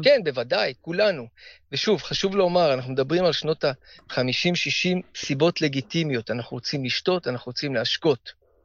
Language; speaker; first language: Hebrew; early bilingual, heritage; Hebrew